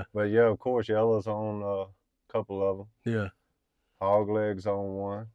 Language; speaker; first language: English; native; English